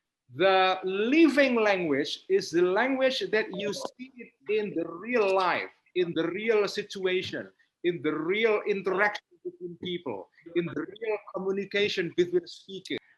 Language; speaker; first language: English; non-native, fluent; Indonesian